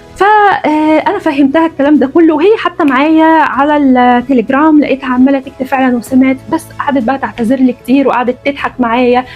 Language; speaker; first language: Egyptian Arabic; early bilingual, heritage; Arabic